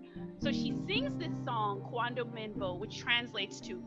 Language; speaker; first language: English; non-native, local second language; Igbo